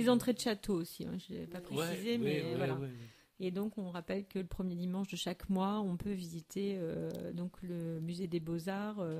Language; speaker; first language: French; native; French